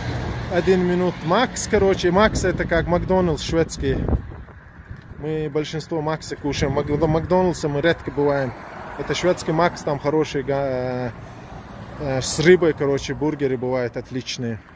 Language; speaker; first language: Russian; non-native, local second language; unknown